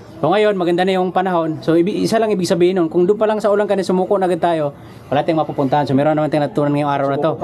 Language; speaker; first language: Filipino; non-native, local second language; Cebuano